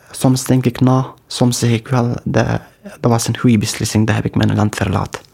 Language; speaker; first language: Dutch; non-native, learner; Persian